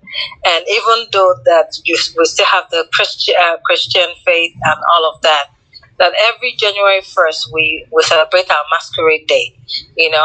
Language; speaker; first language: English; non-native, local second language; Igbo